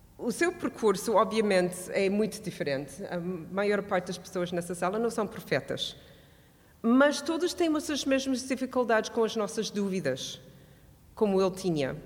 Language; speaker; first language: Portuguese; non-native, fluent; English